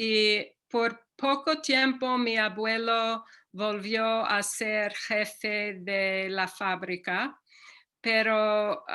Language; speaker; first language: Spanish; non-native, fluent; English